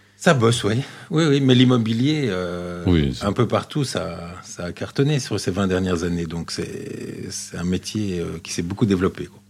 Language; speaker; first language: French; native; French